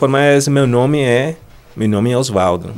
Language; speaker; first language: Portuguese; non-native, fluent; Spanish